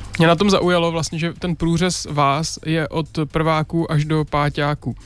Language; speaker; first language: Czech; native; Czech